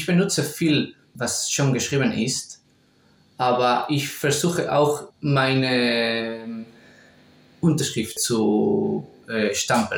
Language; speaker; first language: German; non-native, fluent; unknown